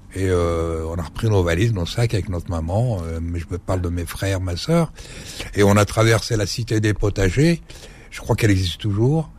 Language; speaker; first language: French; early bilingual, other home language; Arabic